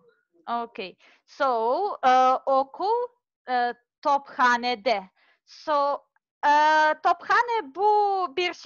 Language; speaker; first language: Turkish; non-native, learner; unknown